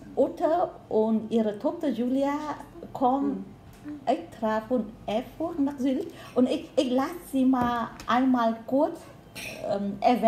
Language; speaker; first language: German; non-native, learner; Vietnamese